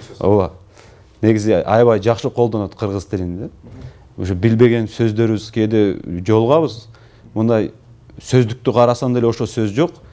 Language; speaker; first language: Kyrgyz; non-native, local second language; Turkish